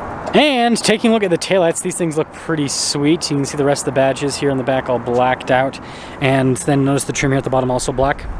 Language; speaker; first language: English; native; English